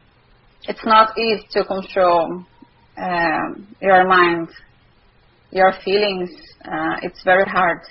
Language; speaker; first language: English; non-native, learner; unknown